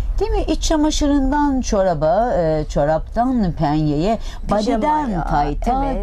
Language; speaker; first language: Turkish; native; Turkish